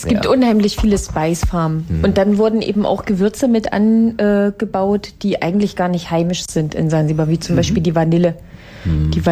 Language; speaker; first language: German; native; German